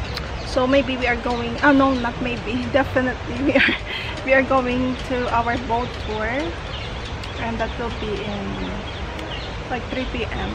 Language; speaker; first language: English; non-native, fluent; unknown